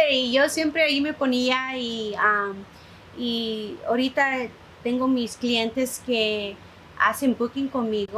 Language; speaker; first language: Spanish; early bilingual, heritage; Spanish